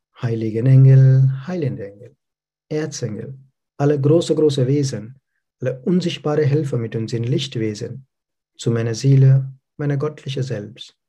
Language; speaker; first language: German; non-native, learner; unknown